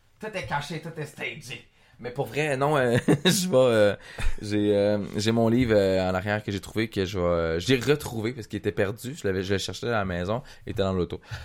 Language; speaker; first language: French; native; French